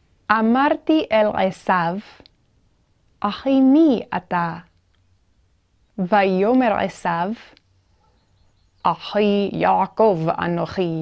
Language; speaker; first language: Hebrew; non-native, fluent; English